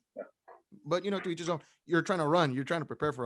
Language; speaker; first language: English; native; English